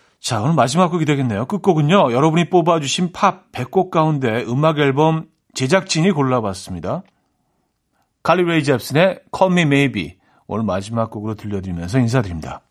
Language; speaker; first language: Korean; native; Korean